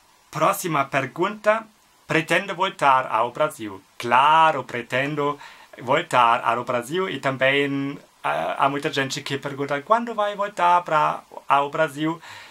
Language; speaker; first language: Portuguese; non-native, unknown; German